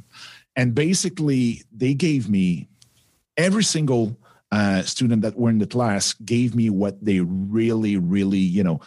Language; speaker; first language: English; non-native, fluent; French